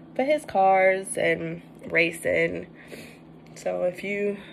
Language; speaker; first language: English; native; English